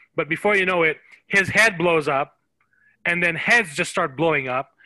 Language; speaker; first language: English; non-native, local second language; Filipino